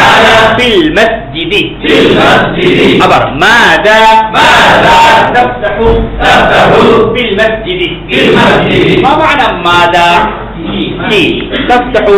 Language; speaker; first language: Arabic; non-native, fluent; Bangla